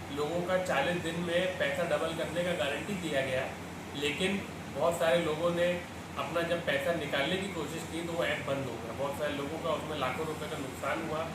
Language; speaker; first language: Hindi; non-native, local second language; Marathi